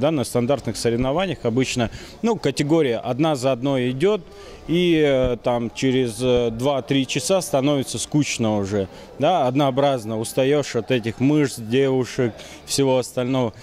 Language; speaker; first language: Russian; native; Russian